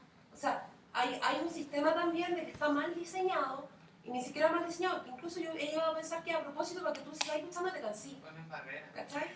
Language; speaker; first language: Spanish; native; Spanish